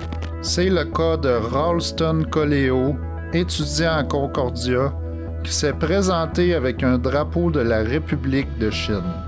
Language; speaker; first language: French; native; French